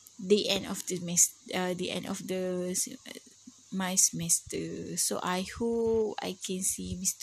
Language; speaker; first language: English; non-native, learner; Malay